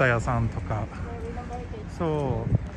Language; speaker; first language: Japanese; non-native, fluent; Swedish